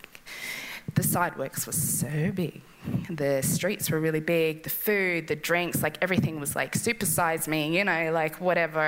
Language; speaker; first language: English; native; English